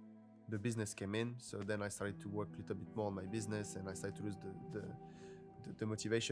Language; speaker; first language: English; non-native, fluent; French